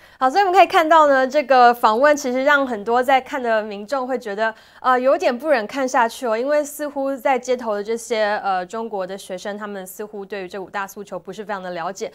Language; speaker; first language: Chinese; native; Chinese